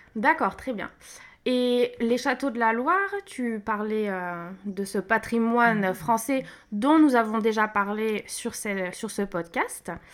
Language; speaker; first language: French; native; French